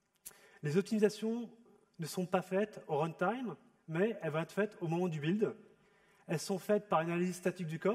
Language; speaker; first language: French; native; French